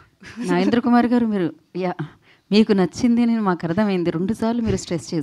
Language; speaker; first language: Telugu; native; Telugu